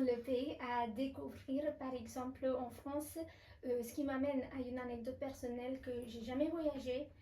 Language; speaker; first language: French; non-native, fluent; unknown